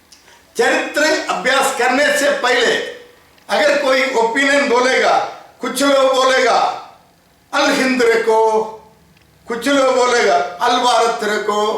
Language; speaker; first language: Hindi; non-native, local second language; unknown